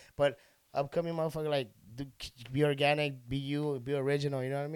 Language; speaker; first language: English; early bilingual, other home language; Spanish